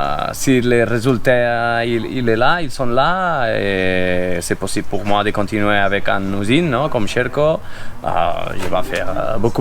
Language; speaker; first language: French; non-native, fluent; Spanish